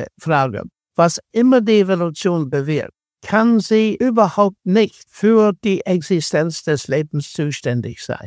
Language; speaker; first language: German; non-native, fluent; English